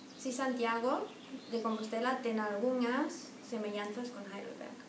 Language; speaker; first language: Galician; non-native, learner; German